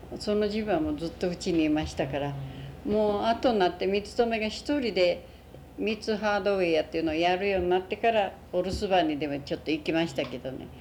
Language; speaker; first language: Japanese; native; Japanese